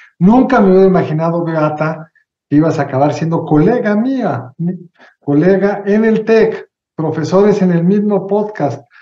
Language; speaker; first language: Spanish; native; Spanish